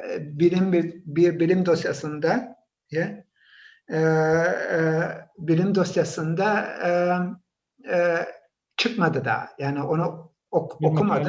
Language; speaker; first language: Turkish; early bilingual, heritage; Turkish